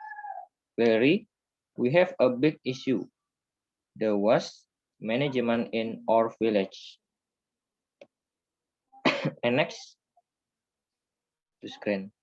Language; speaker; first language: English; non-native, learner; Indonesian